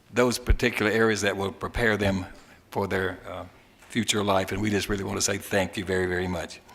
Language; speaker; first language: English; native; English